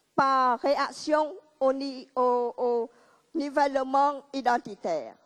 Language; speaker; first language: French; non-native, fluent; Khmer